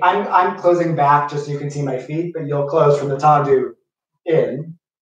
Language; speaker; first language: English; native; English